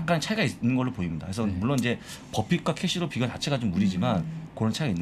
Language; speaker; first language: Korean; native; Korean